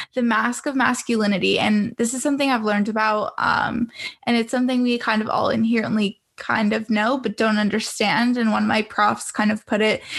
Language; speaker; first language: English; native; English